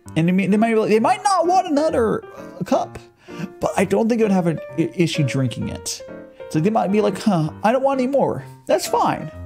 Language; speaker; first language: English; native; English